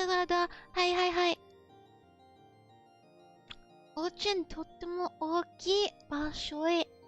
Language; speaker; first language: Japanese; non-native, learner; English